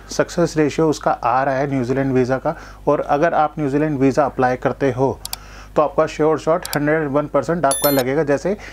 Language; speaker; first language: Hindi; non-native, local second language; Gujarati